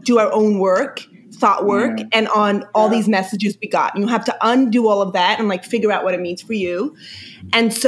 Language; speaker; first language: English; early bilingual, other home language; Yiddish